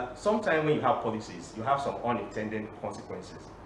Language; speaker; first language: English; non-native, local second language; Yoruba